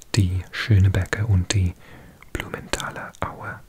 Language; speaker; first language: German; non-native, learner; English